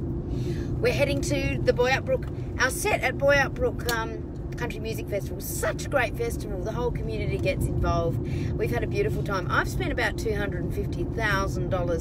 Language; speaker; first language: English; native; English